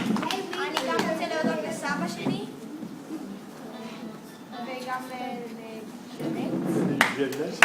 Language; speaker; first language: Hebrew; early bilingual, other home language; English